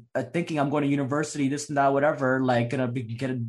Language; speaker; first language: English; native; English